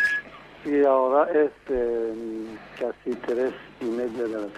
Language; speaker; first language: Spanish; non-native, fluent; Persian